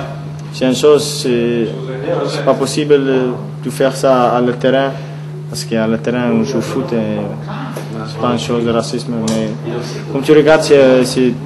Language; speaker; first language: French; non-native, learner; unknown